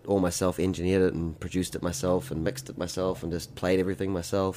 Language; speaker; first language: English; native; English